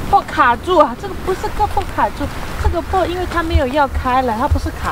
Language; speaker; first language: Chinese; native; Chinese